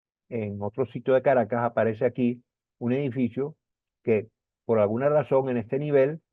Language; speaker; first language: Spanish; native; Spanish